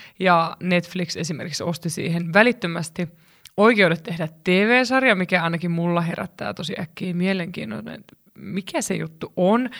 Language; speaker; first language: Finnish; native; Finnish